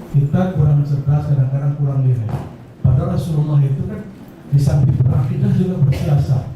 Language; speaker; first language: Indonesian; native; Indonesian